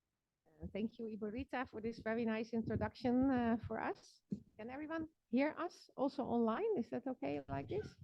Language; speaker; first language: English; non-native, fluent; Dutch